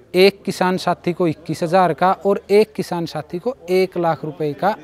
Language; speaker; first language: Hindi; native; Hindi